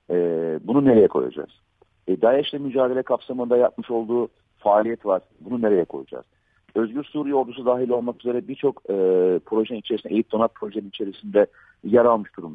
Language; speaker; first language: Turkish; native; Turkish